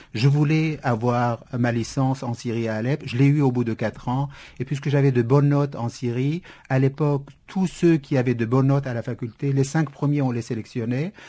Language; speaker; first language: French; non-native, fluent; Kurdish